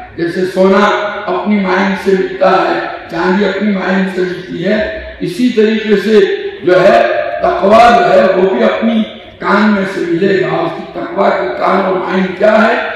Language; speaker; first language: Urdu; non-native, local second language; Gujarati